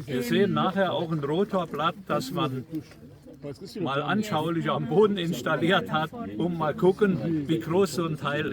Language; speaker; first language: German; native; German